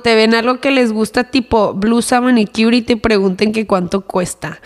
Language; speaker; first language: Spanish; native; Spanish